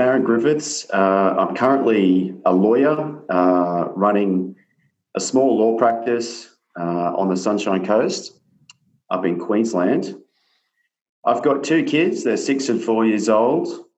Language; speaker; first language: English; native; English